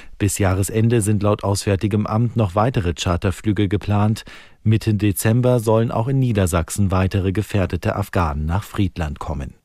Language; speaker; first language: German; native; German